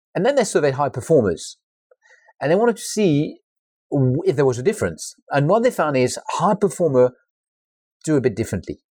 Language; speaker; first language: English; non-native, fluent; French